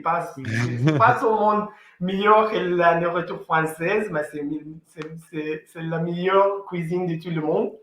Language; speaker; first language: French; non-native, fluent; Italian